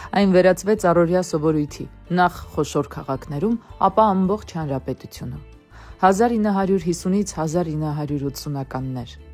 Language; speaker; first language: Armenian; native; Armenian